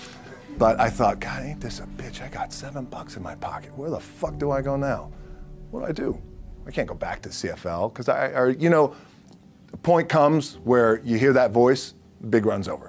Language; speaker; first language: English; native; English